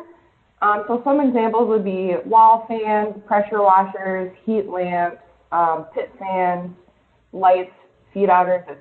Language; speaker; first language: English; native; English